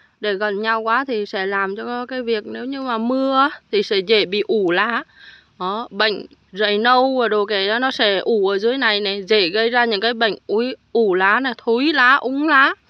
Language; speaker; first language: Vietnamese; native; Vietnamese